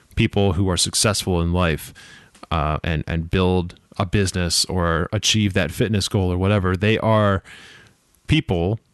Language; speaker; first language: English; native; English